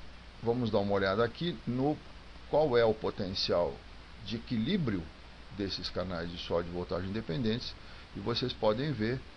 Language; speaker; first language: Portuguese; native; Portuguese